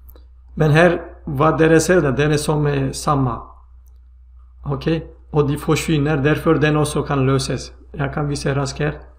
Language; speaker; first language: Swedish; non-native, fluent; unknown